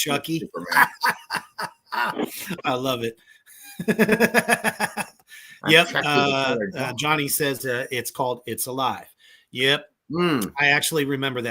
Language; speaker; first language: English; native; English